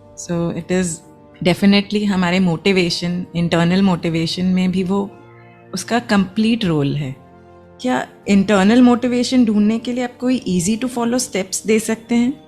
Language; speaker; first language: Hindi; native; Hindi